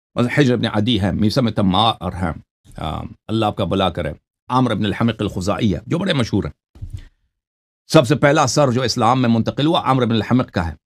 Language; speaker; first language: Urdu; non-native, local second language; Balti